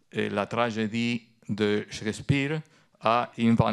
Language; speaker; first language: French; non-native, fluent; Spanish